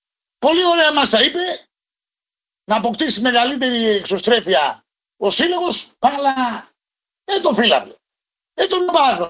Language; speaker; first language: Greek; native; Greek